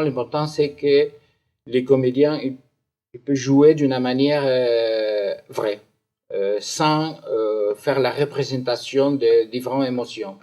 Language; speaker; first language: French; non-native, fluent; Spanish